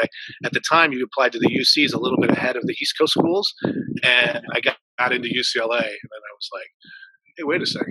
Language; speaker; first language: English; native; English